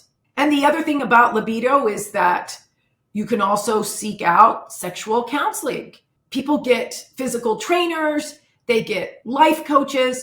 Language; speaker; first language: English; native; English